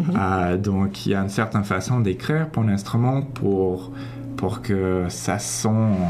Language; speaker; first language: French; non-native, fluent; English